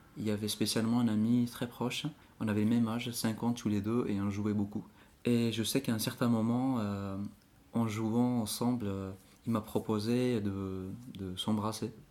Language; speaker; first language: French; non-native, local second language; Arabic